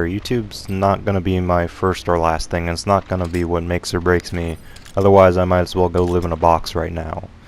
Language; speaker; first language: English; native; English